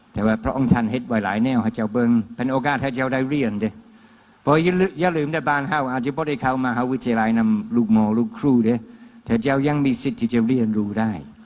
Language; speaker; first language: Thai; non-native, fluent; English